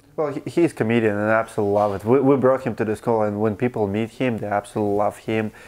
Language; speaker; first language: English; non-native, fluent; Russian